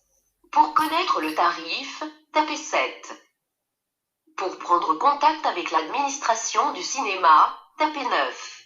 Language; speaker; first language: French; native; French